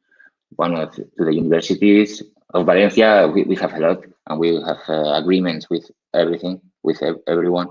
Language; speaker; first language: English; non-native, learner; Spanish